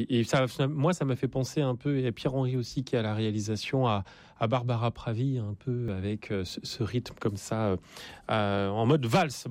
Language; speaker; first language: French; native; French